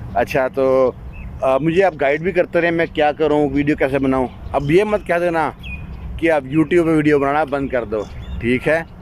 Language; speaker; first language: Urdu; non-native, local second language; Punjabi